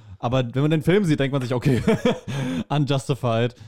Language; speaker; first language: German; native; German